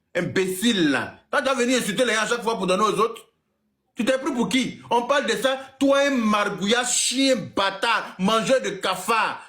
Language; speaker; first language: French; native; French